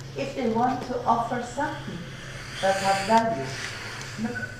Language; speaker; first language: English; non-native, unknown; Persian